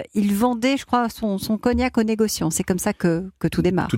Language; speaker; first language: French; native; French